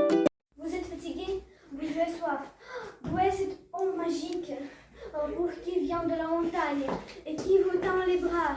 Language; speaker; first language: French; non-native, learner; Russian